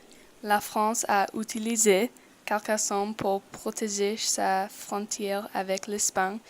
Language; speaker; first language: French; non-native, learner; English